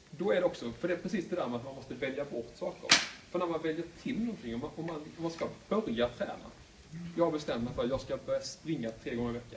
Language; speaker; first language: Swedish; native; Swedish